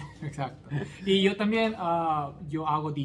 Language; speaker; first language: Spanish; non-native, fluent; Korean